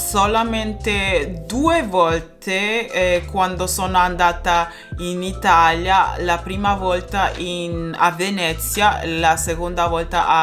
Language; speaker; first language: Italian; non-native, learner; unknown